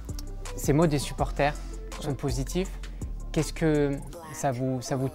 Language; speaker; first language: French; native; French